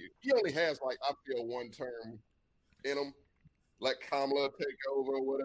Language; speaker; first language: English; native; English